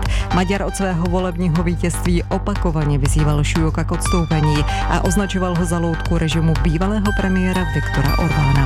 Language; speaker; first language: Czech; native; Czech